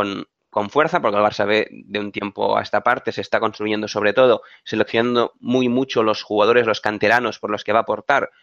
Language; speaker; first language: Spanish; native; Spanish